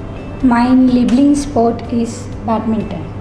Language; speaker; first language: German; non-native, learner; Malayalam